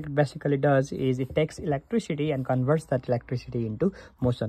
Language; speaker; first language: English; non-native, local second language; Nepali